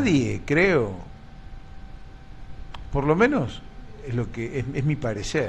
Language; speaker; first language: Spanish; native; Spanish